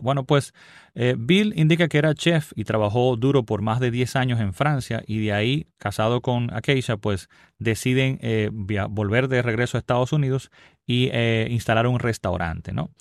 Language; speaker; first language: Spanish; native; Spanish